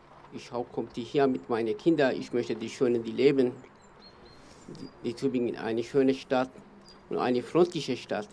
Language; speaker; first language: German; non-native, learner; Kurdish